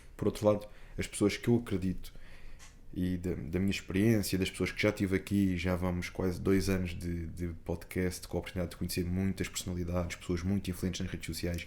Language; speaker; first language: Portuguese; native; Portuguese